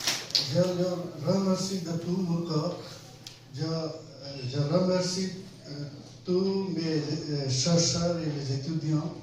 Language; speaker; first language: French; non-native, fluent; Hindi